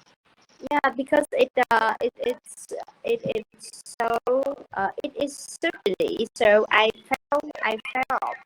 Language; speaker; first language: English; non-native, learner; Vietnamese